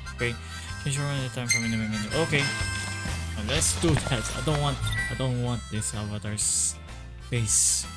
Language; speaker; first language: English; non-native, local second language; Filipino